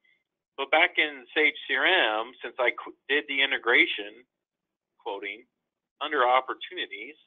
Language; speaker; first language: English; native; English